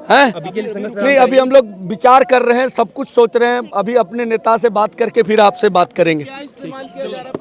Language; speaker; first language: Hindi; non-native, local second language; Punjabi